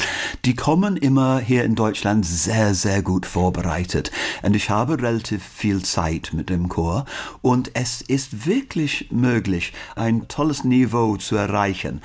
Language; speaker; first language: German; non-native, learner; English